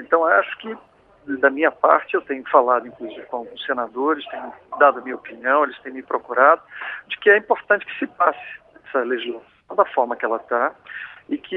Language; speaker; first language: Portuguese; native; Portuguese